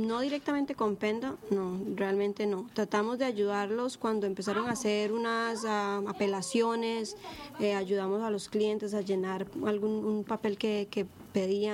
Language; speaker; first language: Spanish; native; Spanish